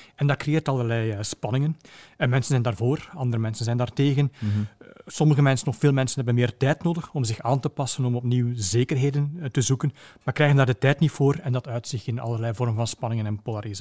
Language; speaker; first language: Dutch; native; Dutch